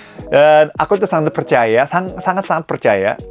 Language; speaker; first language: Indonesian; non-native, fluent; Japanese